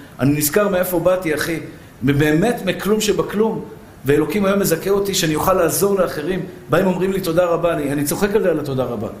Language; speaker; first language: Hebrew; early bilingual, other home language; Persian